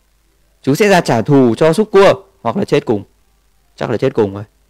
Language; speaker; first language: Vietnamese; native; Vietnamese